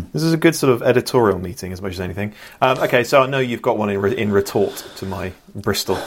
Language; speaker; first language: English; native; English